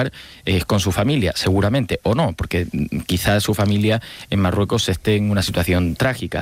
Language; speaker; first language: Spanish; native; Spanish